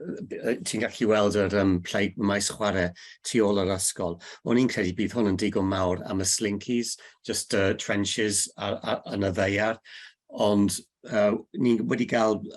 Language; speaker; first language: Welsh; non-native, learner; English